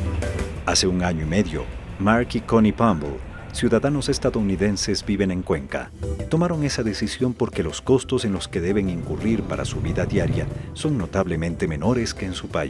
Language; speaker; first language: Spanish; native; Spanish